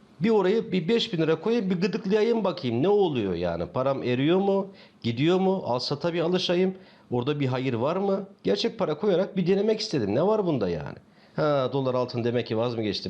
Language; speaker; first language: Turkish; native; Turkish